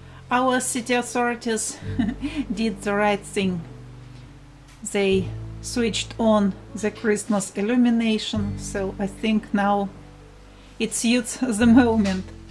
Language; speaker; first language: English; non-native, fluent; Russian